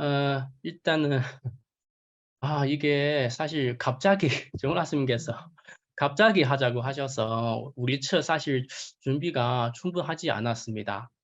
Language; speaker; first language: Korean; non-native, fluent; Chinese